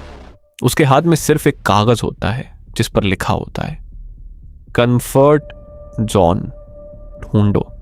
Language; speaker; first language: Hindi; native; Hindi